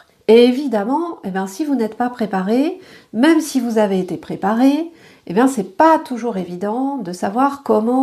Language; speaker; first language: French; native; French